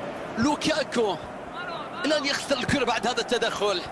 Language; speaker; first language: Arabic; native; Arabic